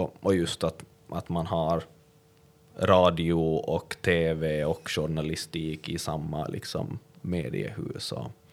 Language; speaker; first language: Swedish; native; Swedish